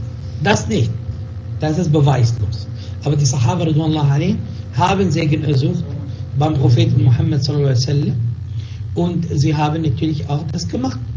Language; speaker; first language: German; non-native, fluent; Arabic